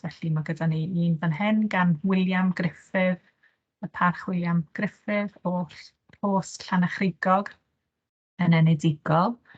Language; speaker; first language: Welsh; native; Welsh